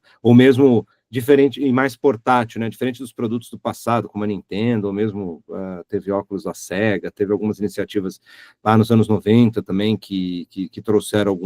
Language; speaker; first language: Portuguese; native; Portuguese